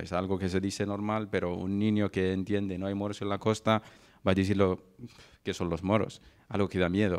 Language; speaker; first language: Spanish; non-native, fluent; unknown